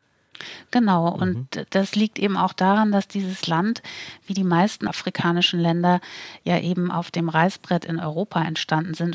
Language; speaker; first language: German; native; German